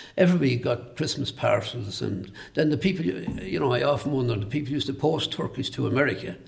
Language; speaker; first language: English; native; English